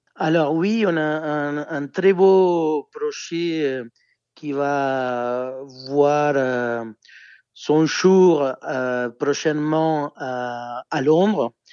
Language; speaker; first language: French; non-native, fluent; Spanish